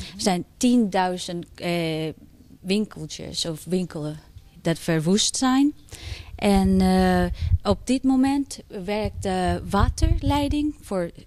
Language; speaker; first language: Dutch; non-native, fluent; Spanish